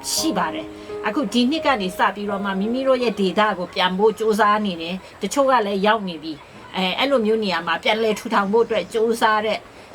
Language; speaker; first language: Burmese; non-native, local second language; Kachin